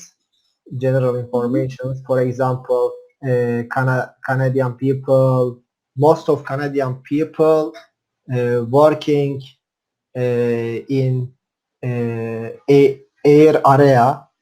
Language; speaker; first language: English; non-native, learner; Turkish